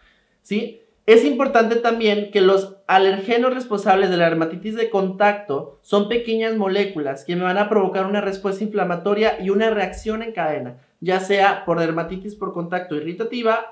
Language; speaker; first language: Spanish; native; Spanish